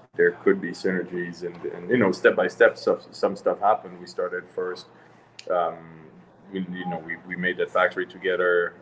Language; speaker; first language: English; non-native, fluent; French